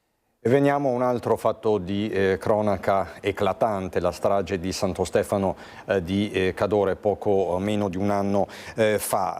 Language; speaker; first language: Italian; native; Italian